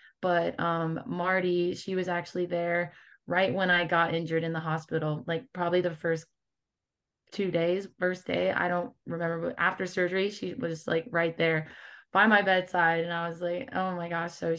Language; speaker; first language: English; native; English